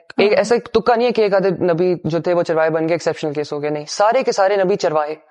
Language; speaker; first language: Urdu; early bilingual, heritage; Urdu